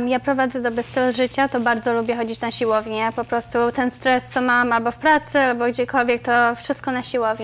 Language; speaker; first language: Polish; early bilingual, other home language; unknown